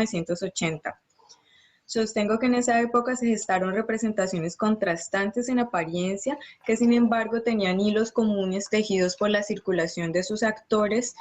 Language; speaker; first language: Spanish; native; Spanish